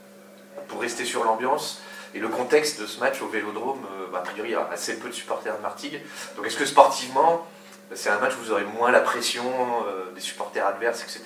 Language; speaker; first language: French; native; French